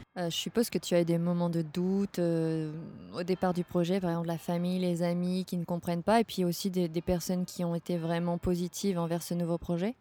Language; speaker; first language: French; native; French